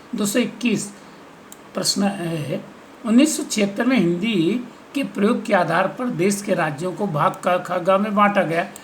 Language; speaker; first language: Hindi; native; Hindi